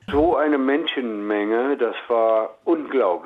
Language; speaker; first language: German; non-native, fluent; English